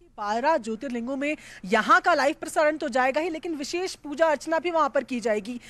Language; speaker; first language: Hindi; native; Hindi